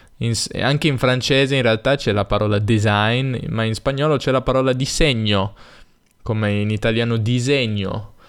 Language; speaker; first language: Italian; native; Italian